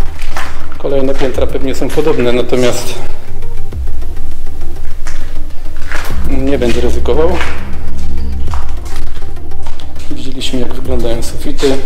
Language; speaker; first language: Polish; native; Polish